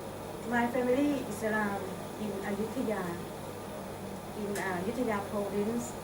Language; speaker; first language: English; non-native, learner; Thai